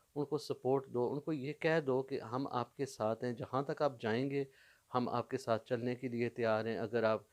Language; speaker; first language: Urdu; early bilingual, heritage; Urdu